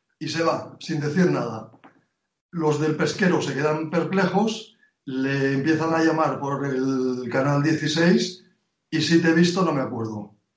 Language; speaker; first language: Spanish; native; Spanish